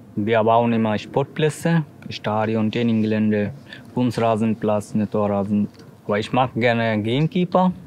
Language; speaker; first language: German; non-native, learner; Bangla